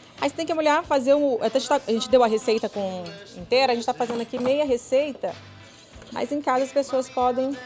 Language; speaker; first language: Portuguese; native; Portuguese